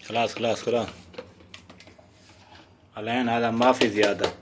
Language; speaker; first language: Arabic; non-native, learner; Urdu